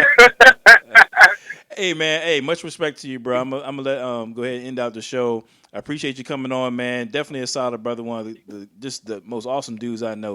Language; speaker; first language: English; native; English